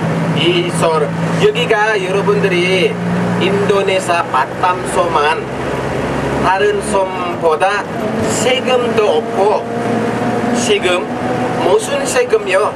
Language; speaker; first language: Korean; non-native, learner; Indonesian